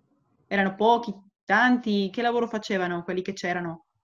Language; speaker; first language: Italian; non-native, fluent; Spanish